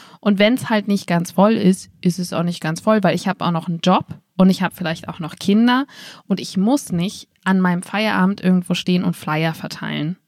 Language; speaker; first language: German; native; German